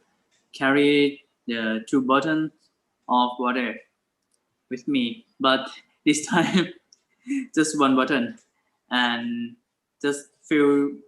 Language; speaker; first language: English; non-native, learner; Thai